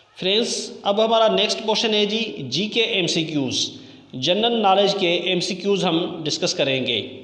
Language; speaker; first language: Urdu; non-native, local second language; Sindhi